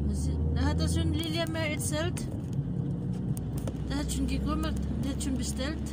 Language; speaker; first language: German; non-native, learner; Filipino